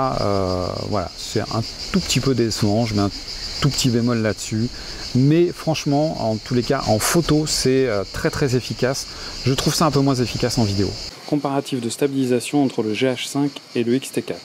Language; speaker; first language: French; native; French